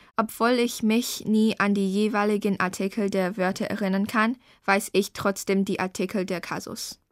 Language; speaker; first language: German; early bilingual, other home language; Chinese